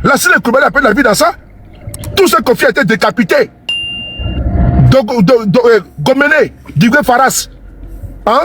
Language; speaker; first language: French; native; French